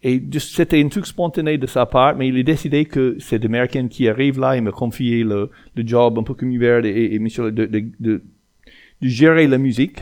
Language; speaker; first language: French; non-native, fluent; English